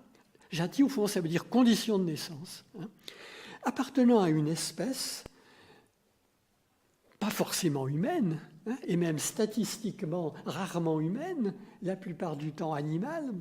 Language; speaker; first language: French; native; French